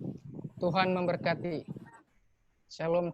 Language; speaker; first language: Indonesian; native; Indonesian